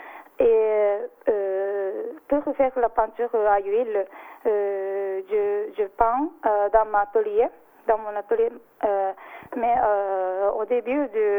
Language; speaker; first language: French; non-native, learner; Japanese